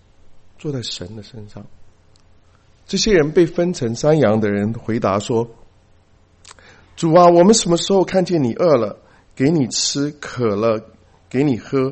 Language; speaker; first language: Chinese; native; Chinese